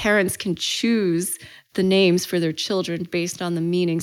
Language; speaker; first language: English; early bilingual, other home language; Chinese